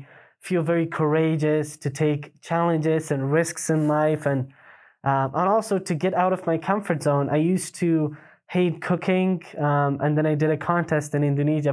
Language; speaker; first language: English; non-native, fluent; Pashto